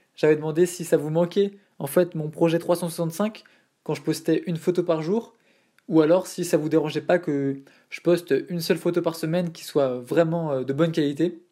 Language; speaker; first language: French; native; French